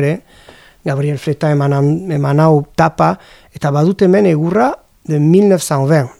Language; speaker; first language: Basque; non-native, learner; French